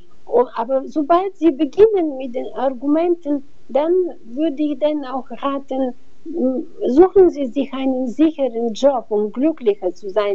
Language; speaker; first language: German; non-native, fluent; Bulgarian